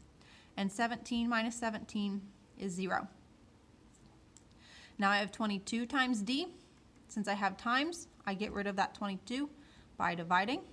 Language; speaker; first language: English; native; English